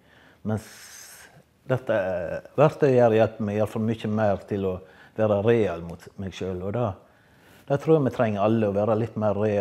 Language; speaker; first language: Norwegian; native; Norwegian